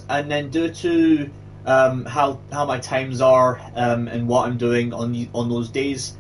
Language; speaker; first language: English; native; English